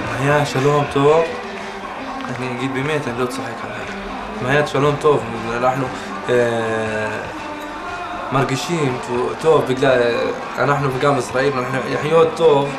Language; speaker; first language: Hebrew; non-native, local second language; Arabic